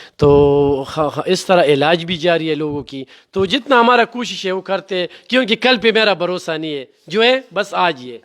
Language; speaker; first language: Urdu; non-native, local second language; Pashto